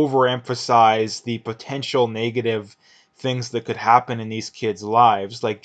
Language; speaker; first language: English; native; English